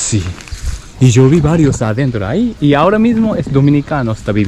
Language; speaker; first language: Spanish; non-native, learner; Japanese